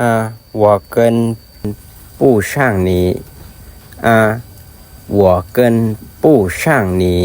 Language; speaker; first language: Chinese; non-native, fluent; Lao